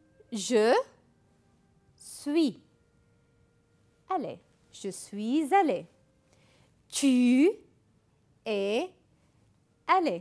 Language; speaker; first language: French; non-native, fluent; Arabic